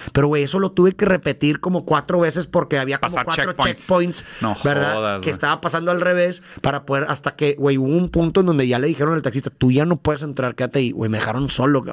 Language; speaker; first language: Spanish; native; Spanish